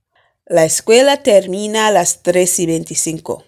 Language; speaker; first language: Spanish; non-native, fluent; English